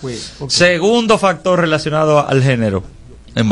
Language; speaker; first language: Spanish; native; Spanish